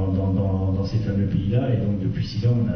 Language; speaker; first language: French; native; French